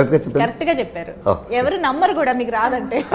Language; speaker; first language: Telugu; native; Telugu